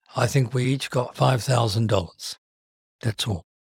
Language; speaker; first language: English; native; English